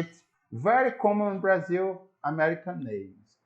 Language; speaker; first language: English; non-native, learner; Portuguese